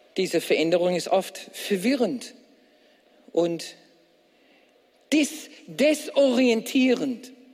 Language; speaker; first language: German; non-native, fluent; English